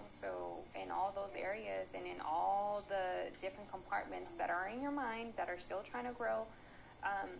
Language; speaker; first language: English; early bilingual, other home language; Spanish